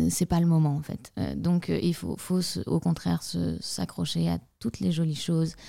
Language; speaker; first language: French; native; French